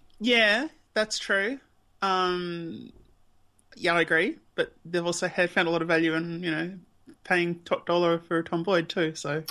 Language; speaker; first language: English; native; English